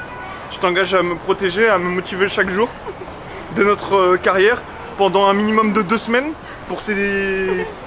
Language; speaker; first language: French; native; French